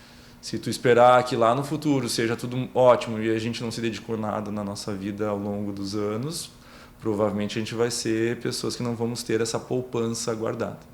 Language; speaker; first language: Portuguese; native; Portuguese